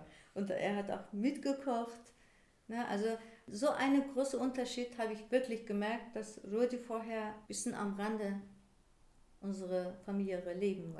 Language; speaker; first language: German; non-native, fluent; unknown